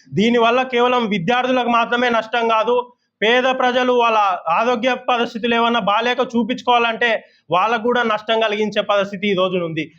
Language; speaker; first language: Telugu; native; Telugu